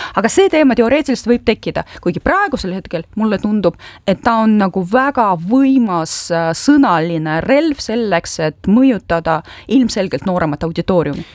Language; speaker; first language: Estonian; native; Estonian